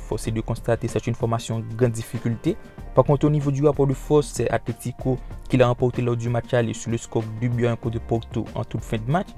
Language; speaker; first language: French; native; French